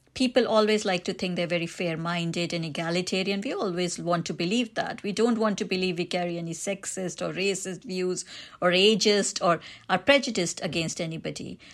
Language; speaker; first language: English; non-native, local second language; Hindi